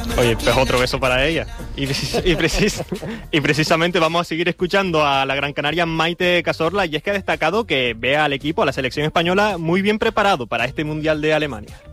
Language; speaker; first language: Spanish; native; Spanish